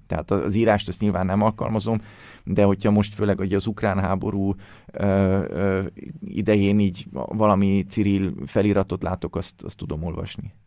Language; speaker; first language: Hungarian; early bilingual, heritage; Hungarian